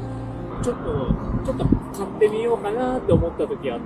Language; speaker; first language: Japanese; native; Japanese